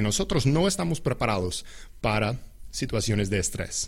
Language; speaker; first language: Spanish; non-native, fluent; English